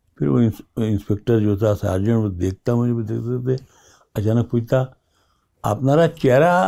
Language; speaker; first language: Hindi; native; Hindi